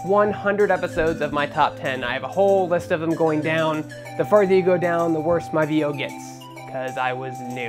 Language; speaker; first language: English; native; English